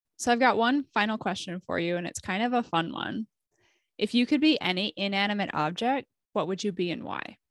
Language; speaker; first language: English; native; English